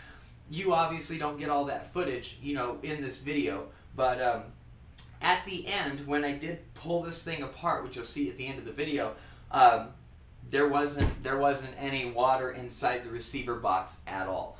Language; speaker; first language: English; native; English